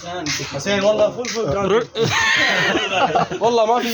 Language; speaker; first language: Arabic; non-native, learner; Urdu